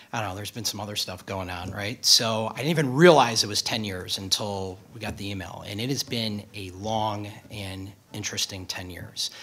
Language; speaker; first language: English; native; English